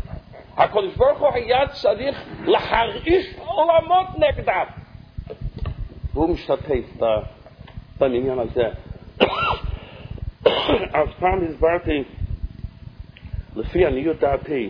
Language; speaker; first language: Hebrew; non-native, fluent; English